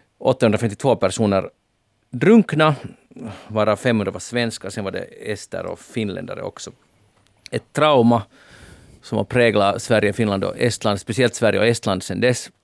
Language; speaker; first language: Swedish; native; Swedish